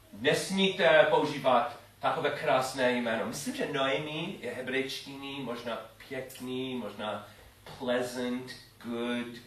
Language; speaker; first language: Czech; non-native, learner; English